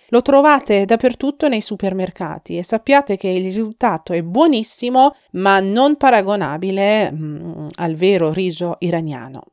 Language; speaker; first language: Italian; non-native, fluent; Persian